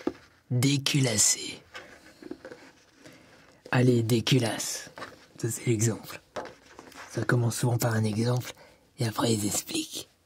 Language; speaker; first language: French; native; French